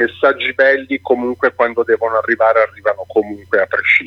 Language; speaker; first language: Italian; native; Italian